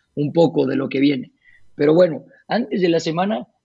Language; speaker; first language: Spanish; native; Spanish